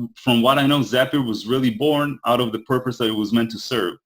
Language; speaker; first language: English; non-native, fluent; Hebrew